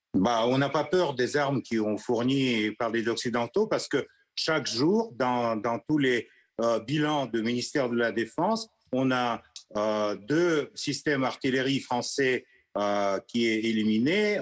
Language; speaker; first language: French; non-native, fluent; Russian